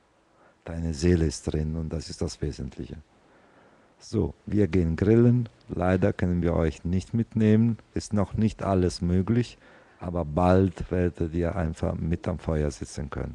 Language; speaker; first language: German; non-native, fluent; Italian